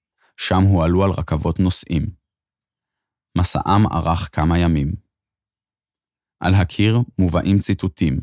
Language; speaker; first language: Hebrew; native; Hebrew